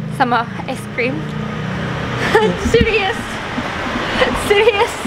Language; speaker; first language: Indonesian; non-native, learner; English